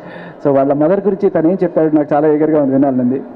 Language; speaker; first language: Telugu; native; Telugu